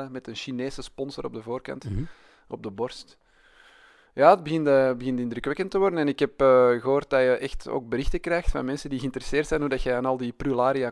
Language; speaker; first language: Dutch; native; Dutch